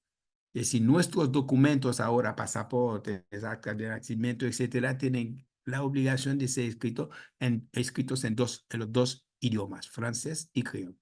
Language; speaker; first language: Spanish; non-native, fluent; Haitian Creole